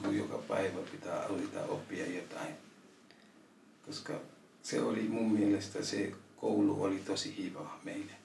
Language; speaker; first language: Finnish; non-native, local second language; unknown